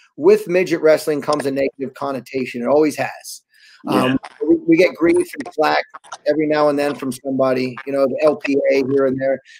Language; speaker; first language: English; native; English